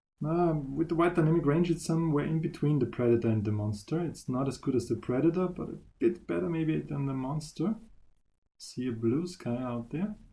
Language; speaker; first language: English; non-native, fluent; German